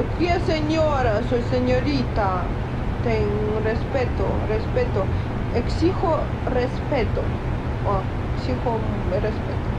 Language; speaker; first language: Spanish; non-native, fluent; Ukrainian